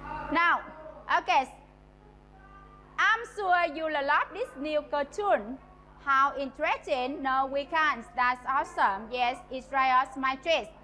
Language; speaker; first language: English; non-native, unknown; Vietnamese